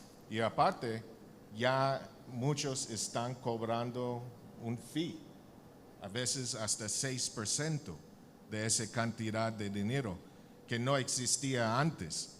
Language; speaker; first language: Spanish; non-native, learner; English